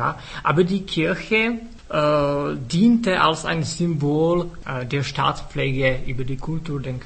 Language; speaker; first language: German; non-native, fluent; Czech